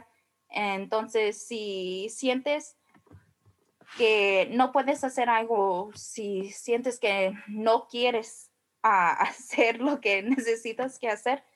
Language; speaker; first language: Spanish; early bilingual, heritage; Spanish